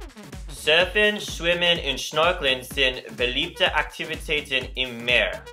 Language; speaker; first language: German; non-native, learner; English